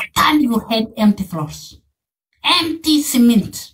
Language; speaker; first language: English; non-native, learner; Amharic